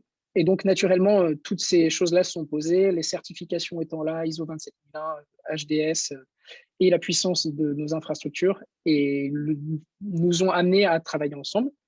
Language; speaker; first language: French; native; French